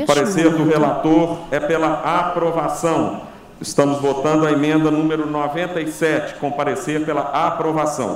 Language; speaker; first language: Portuguese; native; Portuguese